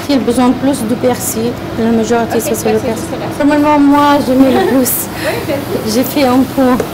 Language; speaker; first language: French; non-native, learner; Arabic